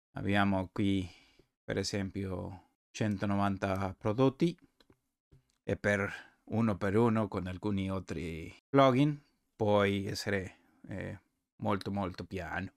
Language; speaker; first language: Italian; non-native, learner; Spanish